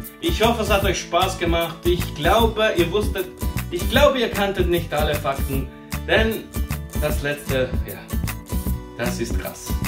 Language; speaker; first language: German; early bilingual, other home language; Portuguese